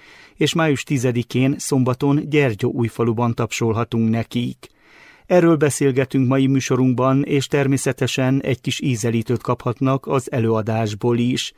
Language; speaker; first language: Hungarian; native; Hungarian